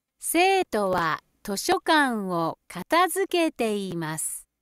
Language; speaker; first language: Japanese; native; Japanese